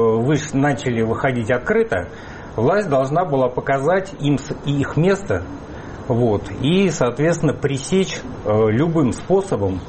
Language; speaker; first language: Russian; native; Russian